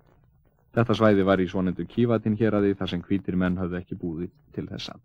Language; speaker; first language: Icelandic; native; Icelandic